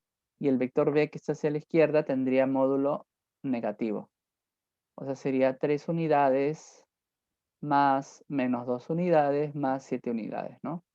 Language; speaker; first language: Spanish; native; Spanish